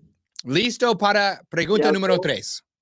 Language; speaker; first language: Spanish; non-native, learner; English